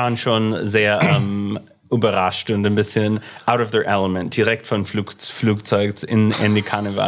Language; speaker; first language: German; non-native, fluent; English